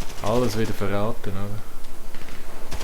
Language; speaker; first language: German; native; German